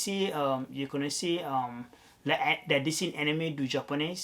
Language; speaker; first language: French; non-native, learner; Arabic